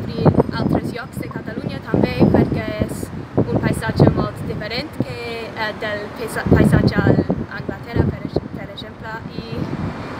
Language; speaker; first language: Catalan; non-native, fluent; English